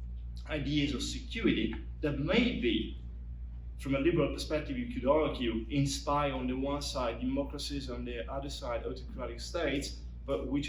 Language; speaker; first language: English; non-native, fluent; Italian